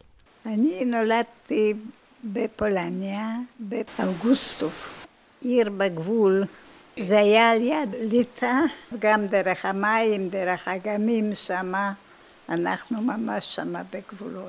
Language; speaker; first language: Hebrew; non-native, fluent; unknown